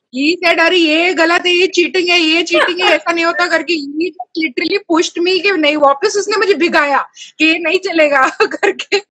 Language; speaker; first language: Hindi; native; Hindi